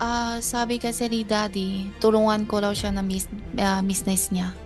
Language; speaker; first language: Filipino; early bilingual, other home language; Chinese